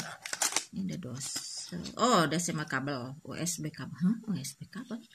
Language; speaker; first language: Dutch; non-native, learner; Indonesian